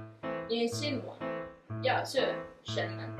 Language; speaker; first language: Chinese; non-native, learner; Portuguese